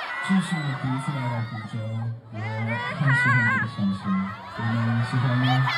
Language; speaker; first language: Chinese; non-native, learner; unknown